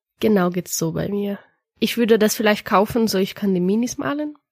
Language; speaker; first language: German; non-native, learner; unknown